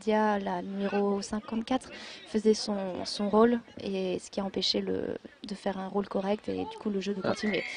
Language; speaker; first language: French; native; French